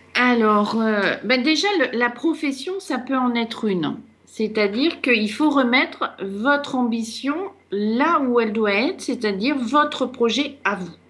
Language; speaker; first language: French; native; French